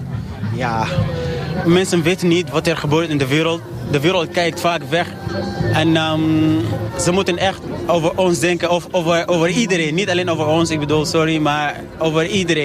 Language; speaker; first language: Dutch; non-native, learner; Arabic